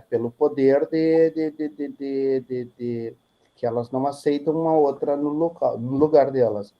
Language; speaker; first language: Portuguese; native; Portuguese